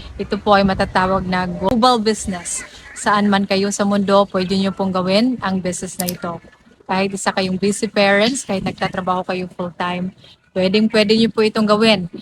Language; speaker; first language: Filipino; non-native, local second language; Cebuano